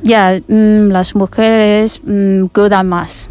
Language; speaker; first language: Spanish; non-native, fluent; Chinese